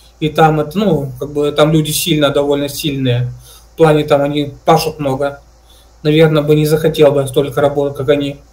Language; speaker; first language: Russian; native; Russian